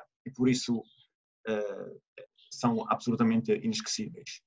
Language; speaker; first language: Portuguese; non-native, fluent; Italian